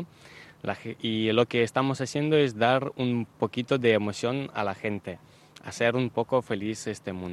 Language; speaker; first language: Spanish; non-native, fluent; Ukrainian